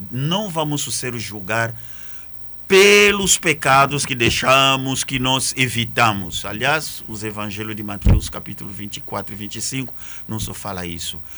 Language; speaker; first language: Portuguese; non-native, fluent; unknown